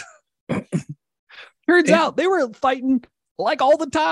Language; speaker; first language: English; native; English